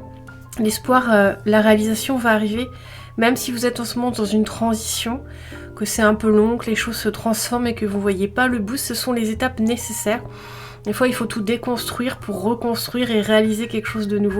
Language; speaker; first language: French; native; French